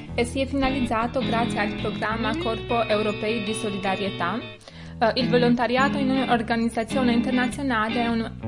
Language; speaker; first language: Italian; non-native, fluent; Albanian